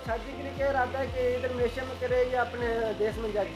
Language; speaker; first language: Hindi; native; Hindi